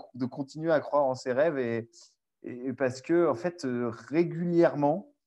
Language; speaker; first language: French; native; French